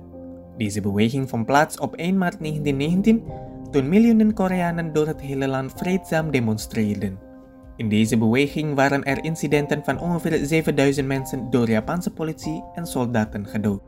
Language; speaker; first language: Dutch; non-native, fluent; Indonesian